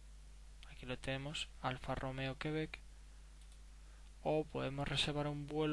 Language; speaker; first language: Spanish; native; Spanish